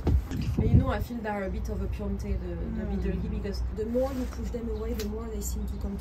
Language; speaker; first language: English; non-native, learner; French